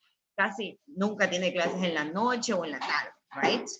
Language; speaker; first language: Spanish; native; Spanish